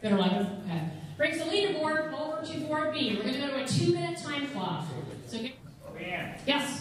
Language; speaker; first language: English; native; English